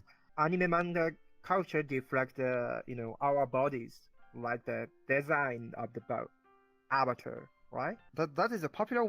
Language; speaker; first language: English; non-native, learner; Japanese